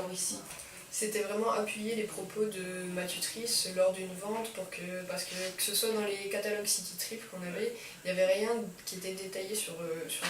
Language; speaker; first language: French; native; French